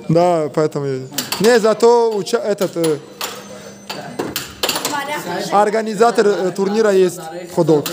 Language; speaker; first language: Russian; non-native, learner; Tajik